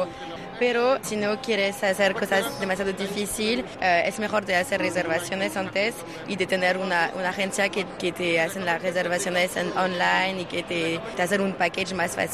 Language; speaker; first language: Spanish; non-native, learner; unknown